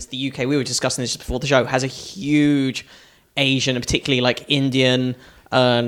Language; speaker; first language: English; native; English